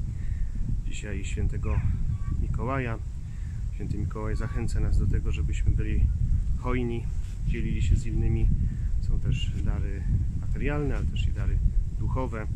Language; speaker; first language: Polish; native; Polish